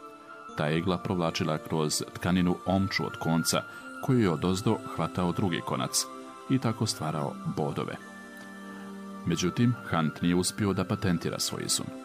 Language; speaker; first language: Croatian; native; Croatian